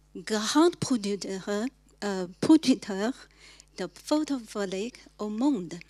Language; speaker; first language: French; non-native, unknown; Chinese